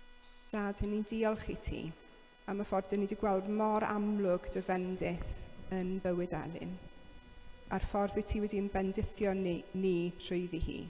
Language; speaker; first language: Welsh; native; Welsh